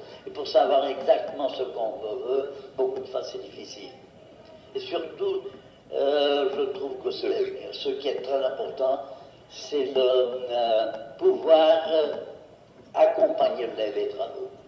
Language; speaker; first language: French; non-native, fluent; Portuguese